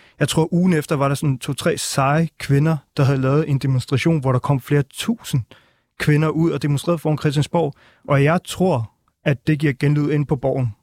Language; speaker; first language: Danish; early bilingual, other home language; Punjabi